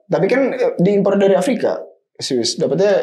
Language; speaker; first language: Indonesian; native; Indonesian